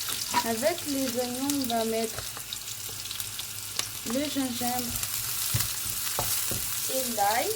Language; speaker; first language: French; non-native, local second language; Malagasy